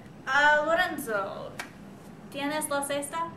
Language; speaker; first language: Spanish; non-native, learner; English